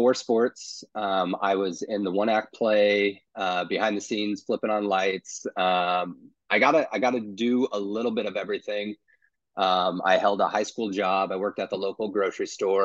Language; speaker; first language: English; native; English